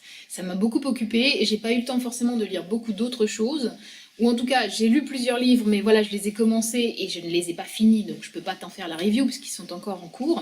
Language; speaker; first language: French; native; French